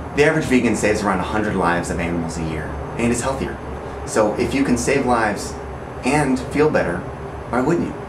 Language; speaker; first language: English; native; English